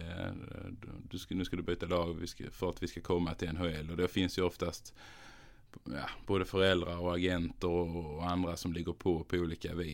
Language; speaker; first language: Swedish; native; Swedish